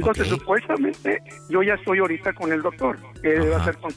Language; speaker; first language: Spanish; native; Spanish